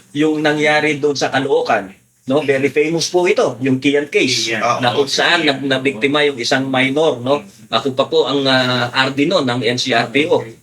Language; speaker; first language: Filipino; non-native, local second language; Pampanga